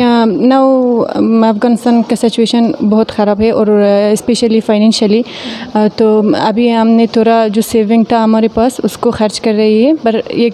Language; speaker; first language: Hindi; non-native, fluent; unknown